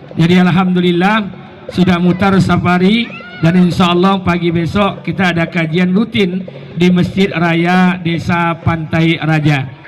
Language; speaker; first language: Indonesian; native; Indonesian